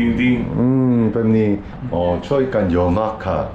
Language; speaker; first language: Thai; non-native, learner; Korean